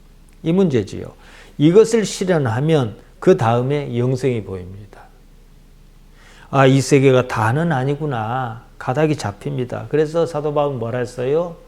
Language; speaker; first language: Korean; native; Korean